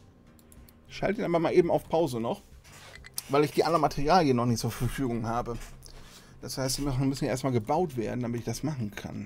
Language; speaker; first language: German; native; German